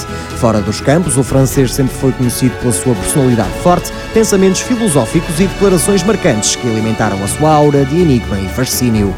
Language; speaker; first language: Portuguese; native; Portuguese